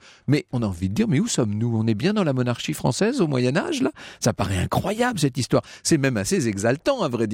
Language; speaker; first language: French; native; French